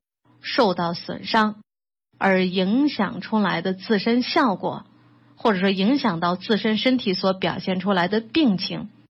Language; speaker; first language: Chinese; native; Chinese